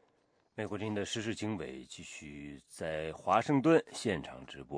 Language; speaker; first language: Chinese; native; Chinese